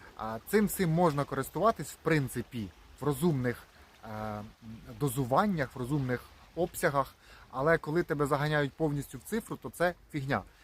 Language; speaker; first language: Ukrainian; non-native, local second language; Russian